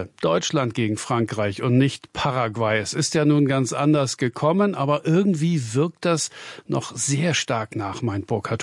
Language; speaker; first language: German; native; German